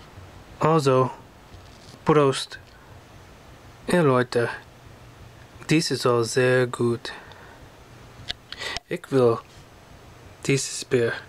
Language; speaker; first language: German; non-native, learner; Russian